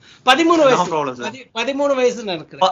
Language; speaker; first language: Malayalam; non-native, learner; Tamil